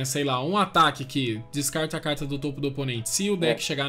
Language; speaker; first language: Portuguese; native; Portuguese